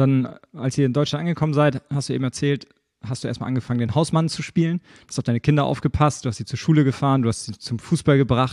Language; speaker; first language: German; native; German